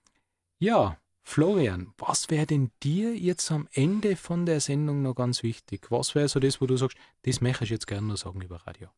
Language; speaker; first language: German; native; German